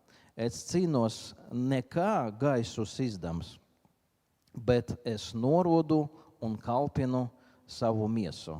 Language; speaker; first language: Latvian; non-native, local second language; Russian